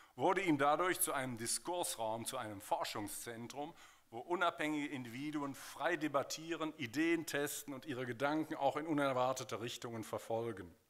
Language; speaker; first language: German; native; German